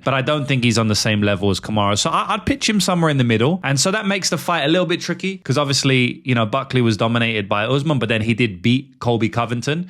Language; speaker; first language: English; native; English